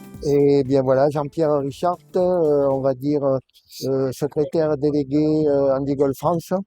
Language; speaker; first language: French; native; French